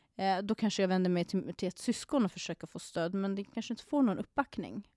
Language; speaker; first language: Swedish; non-native, fluent; Arabic